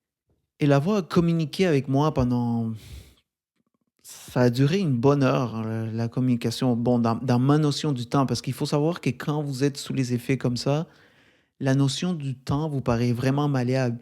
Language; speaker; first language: French; native; French